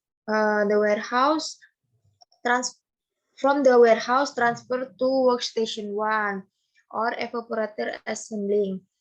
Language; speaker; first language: English; non-native, learner; Indonesian